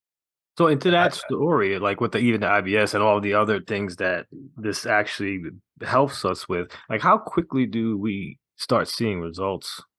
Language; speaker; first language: English; native; English